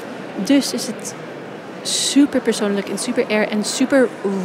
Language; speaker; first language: Dutch; non-native, fluent; English